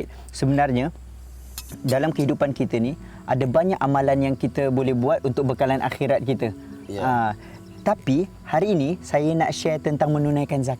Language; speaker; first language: Malay; native; Malay